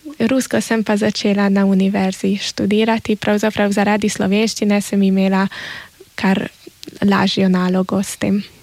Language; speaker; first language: Slovenian; early bilingual, heritage; Slovenian